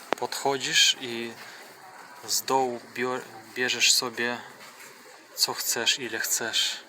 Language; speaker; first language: Polish; non-native, fluent; Russian